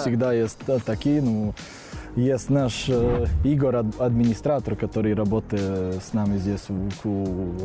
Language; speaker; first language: Russian; non-native, learner; Serbian